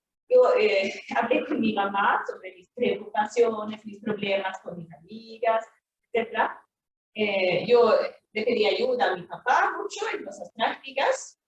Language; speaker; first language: Spanish; non-native, fluent; Swedish